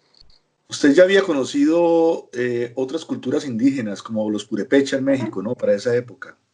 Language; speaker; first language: Spanish; native; Spanish